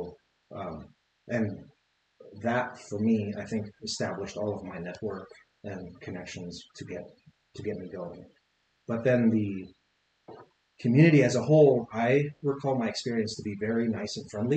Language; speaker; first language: English; non-native, fluent; Arabic